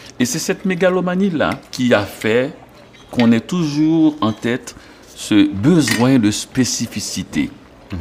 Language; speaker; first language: French; non-native, local second language; Haitian Creole